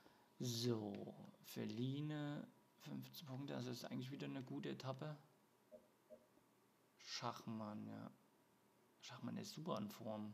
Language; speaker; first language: German; native; German